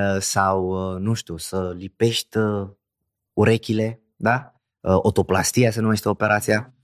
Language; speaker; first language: Romanian; non-native, fluent; Arabic